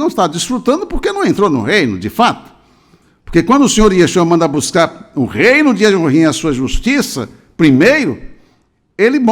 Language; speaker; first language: Portuguese; native; Portuguese